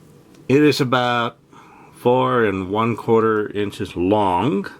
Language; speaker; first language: English; native; English